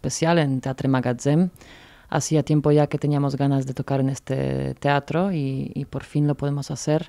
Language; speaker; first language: Spanish; non-native, fluent; Polish